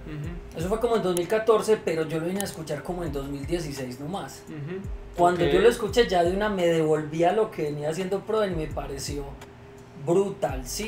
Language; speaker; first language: Spanish; native; Spanish